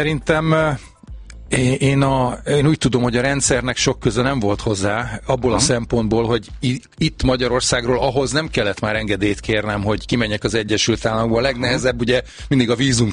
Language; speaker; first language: Hungarian; native; Hungarian